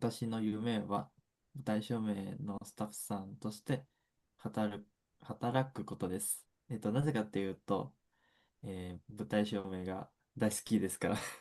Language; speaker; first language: Japanese; non-native, fluent; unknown